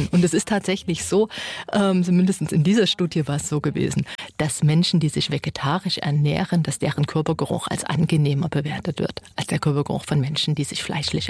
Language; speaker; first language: German; native; German